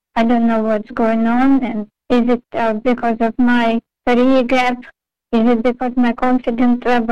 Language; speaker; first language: English; non-native, fluent; Russian